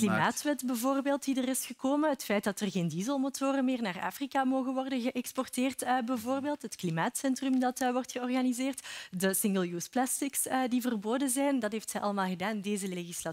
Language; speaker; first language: Dutch; native; Dutch